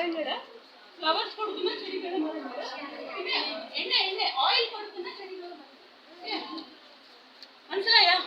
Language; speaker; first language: Malayalam; non-native, learner; Kannada